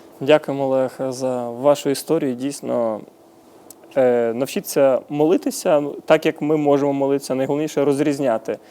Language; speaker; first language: Ukrainian; native; Ukrainian